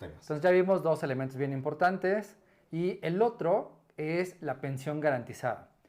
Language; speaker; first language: Spanish; native; Spanish